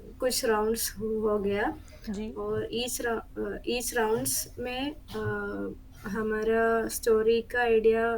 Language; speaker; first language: Hindi; non-native, local second language; Malayalam